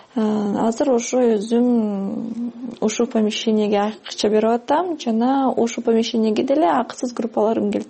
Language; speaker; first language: Kyrgyz; non-native, fluent; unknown